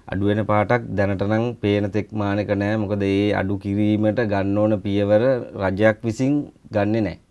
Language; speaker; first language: Sinhala; native; Sinhala